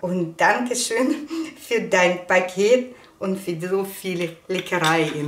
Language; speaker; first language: German; non-native, fluent; Russian